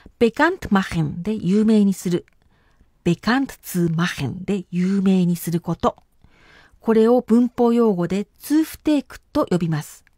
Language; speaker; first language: Japanese; native; Japanese